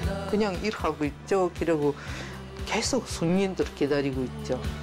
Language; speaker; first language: Korean; non-native, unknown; Russian